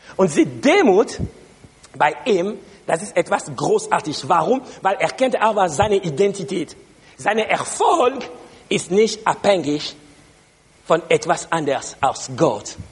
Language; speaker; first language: German; non-native, learner; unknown